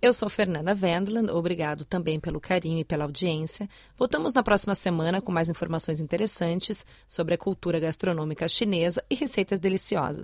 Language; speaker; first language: Portuguese; native; Portuguese